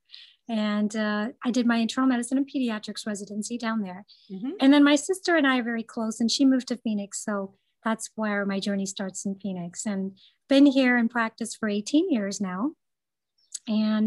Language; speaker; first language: English; non-native, local second language; Gujarati